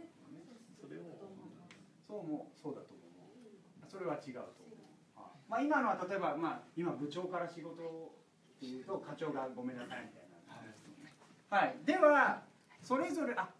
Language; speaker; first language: Japanese; native; Japanese